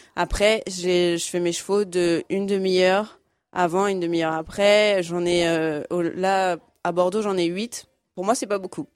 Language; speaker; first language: French; native; French